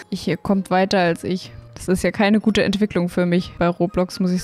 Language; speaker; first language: German; native; German